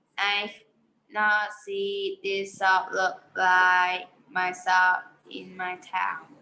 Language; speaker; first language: English; non-native, learner; Vietnamese